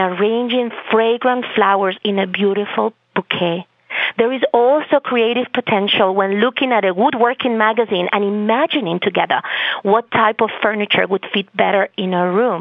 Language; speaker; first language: English; non-native, fluent; Spanish